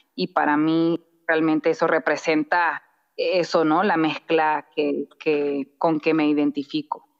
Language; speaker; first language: Spanish; early bilingual, other home language; English